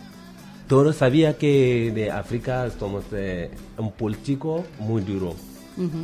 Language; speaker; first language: Spanish; non-native, learner; Bambara